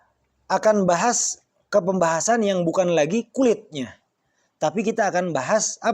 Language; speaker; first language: Indonesian; native; Indonesian